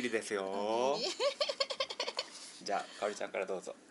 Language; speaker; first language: Japanese; native; Japanese